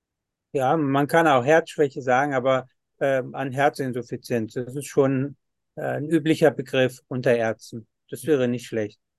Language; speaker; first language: German; non-native, fluent; Turkish